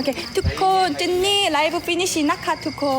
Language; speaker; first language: Thai; non-native, learner; Korean